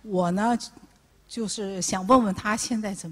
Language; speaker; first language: Chinese; native; Chinese